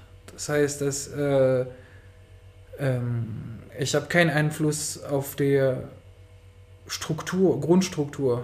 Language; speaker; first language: German; non-native, fluent; French